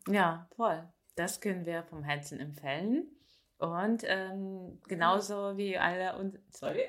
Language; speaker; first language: German; non-native, fluent; Ukrainian